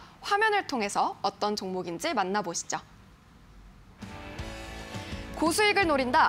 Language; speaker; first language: Korean; native; Korean